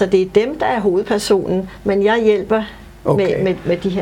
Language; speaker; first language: Danish; native; Danish